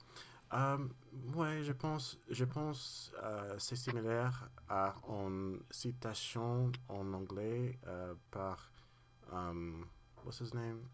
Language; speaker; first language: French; non-native, learner; English